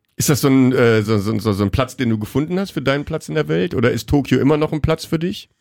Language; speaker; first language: German; native; German